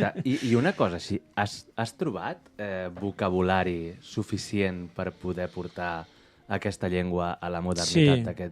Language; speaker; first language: Catalan; native; Catalan